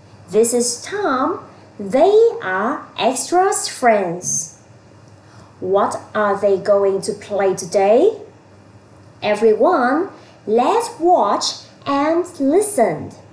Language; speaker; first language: English; non-native, fluent; Vietnamese